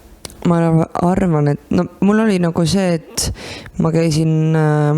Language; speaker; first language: Estonian; native; Estonian